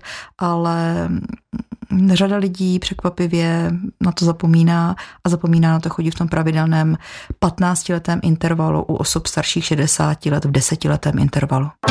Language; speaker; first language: Czech; native; Czech